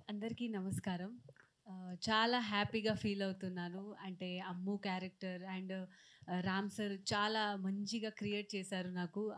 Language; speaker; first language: Telugu; non-native, fluent; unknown